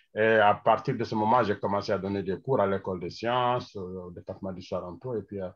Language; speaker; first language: French; non-native, local second language; Wolof